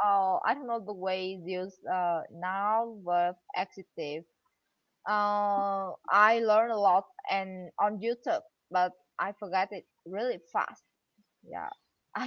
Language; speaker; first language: English; non-native, learner; Vietnamese